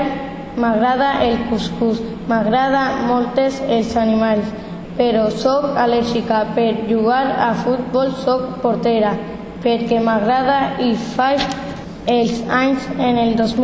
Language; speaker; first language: Catalan; early bilingual, other home language; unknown